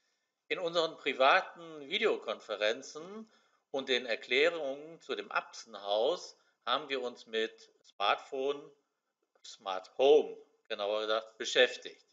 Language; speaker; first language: German; native; German